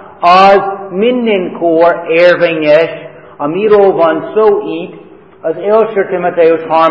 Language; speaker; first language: Hungarian; non-native, fluent; English